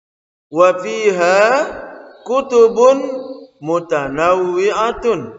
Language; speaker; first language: Arabic; non-native, fluent; Indonesian